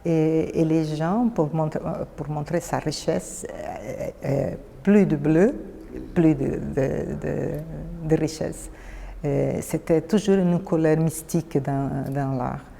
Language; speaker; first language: French; non-native, fluent; Portuguese